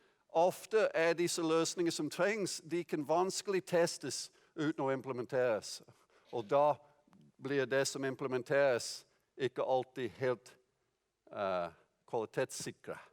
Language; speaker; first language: Norwegian; non-native, fluent; English